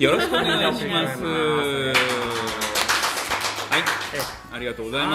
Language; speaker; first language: Japanese; native; Japanese